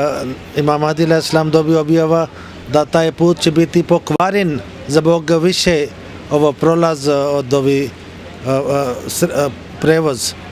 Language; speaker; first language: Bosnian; non-native, learner; Urdu